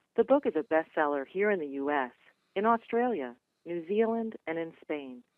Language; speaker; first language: English; native; English